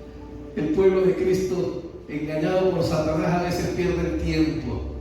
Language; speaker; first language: Spanish; native; Spanish